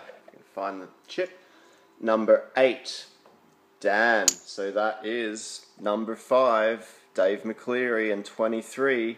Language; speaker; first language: English; native; English